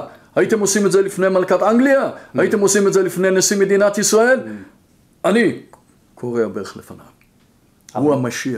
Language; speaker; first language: Hebrew; non-native, fluent; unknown